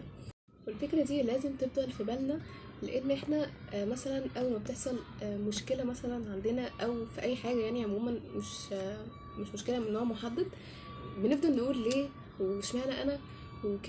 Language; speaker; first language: Arabic; native; Arabic